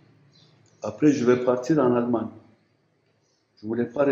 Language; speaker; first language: French; non-native, fluent; Turkish